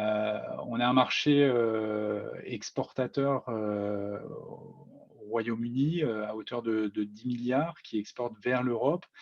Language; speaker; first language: French; native; French